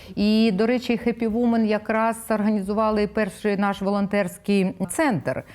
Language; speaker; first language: Ukrainian; non-native, local second language; Russian